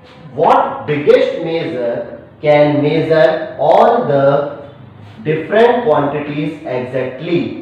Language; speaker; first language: English; non-native, local second language; Hindi